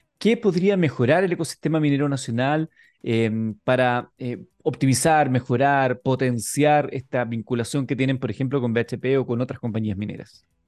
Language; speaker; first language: Spanish; native; Spanish